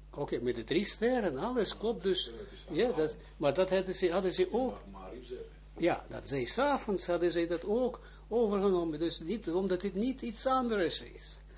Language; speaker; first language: Dutch; non-native, fluent; Hebrew